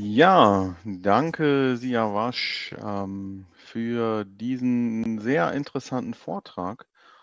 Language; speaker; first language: German; native; German